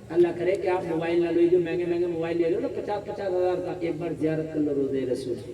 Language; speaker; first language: Urdu; native; Urdu